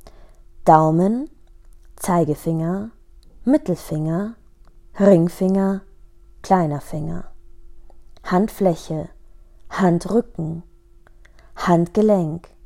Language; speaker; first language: German; native; German